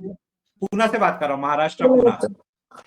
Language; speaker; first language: Hindi; native; Hindi